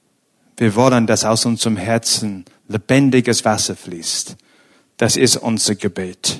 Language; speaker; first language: German; non-native, fluent; English